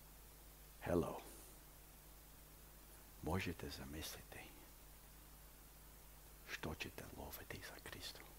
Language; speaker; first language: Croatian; early bilingual, heritage; Croatian